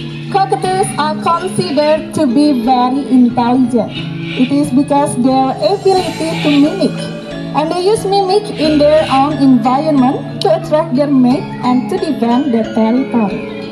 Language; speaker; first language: English; non-native, fluent; Indonesian